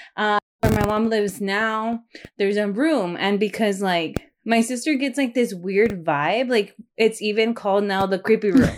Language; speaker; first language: English; native; English